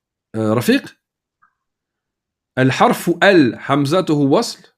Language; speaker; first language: Arabic; non-native, fluent; French